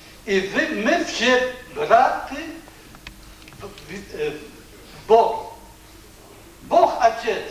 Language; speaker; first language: Russian; non-native, learner; Polish